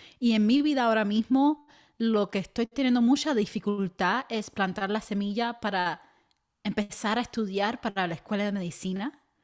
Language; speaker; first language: Spanish; early bilingual, heritage; Spanish